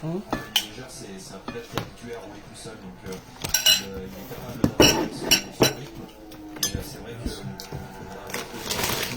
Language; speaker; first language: French; native; French